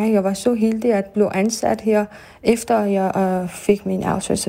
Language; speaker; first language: Danish; non-native, fluent; Persian